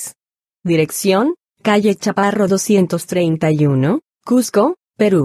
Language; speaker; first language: Spanish; native; Spanish